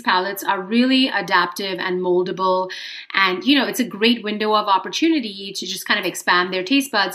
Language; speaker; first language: English; non-native, local second language; Hindi